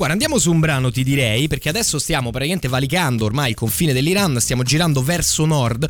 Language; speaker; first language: Italian; native; Italian